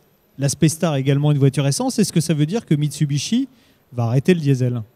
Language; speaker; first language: French; native; French